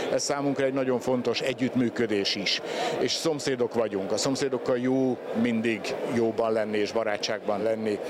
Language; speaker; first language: Hungarian; native; Hungarian